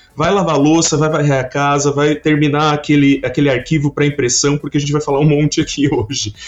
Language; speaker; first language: Portuguese; native; Portuguese